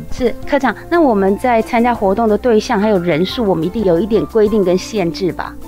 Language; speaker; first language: Chinese; native; Chinese